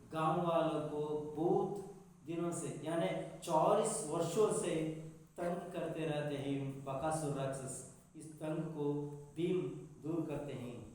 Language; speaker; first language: Hindi; non-native, local second language; Kannada